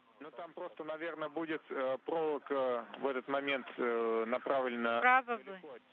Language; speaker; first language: Russian; native; Russian